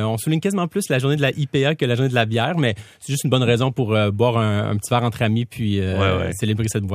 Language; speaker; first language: French; native; French